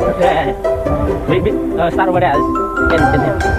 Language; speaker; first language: English; non-native, learner; Lao